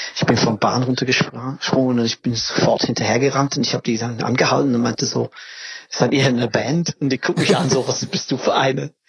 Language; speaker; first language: German; non-native, fluent; English